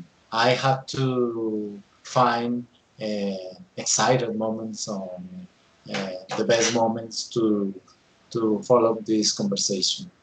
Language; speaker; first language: English; non-native, learner; Spanish